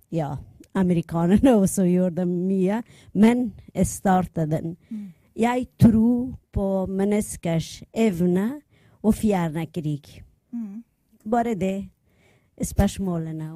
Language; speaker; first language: Norwegian; non-native, learner; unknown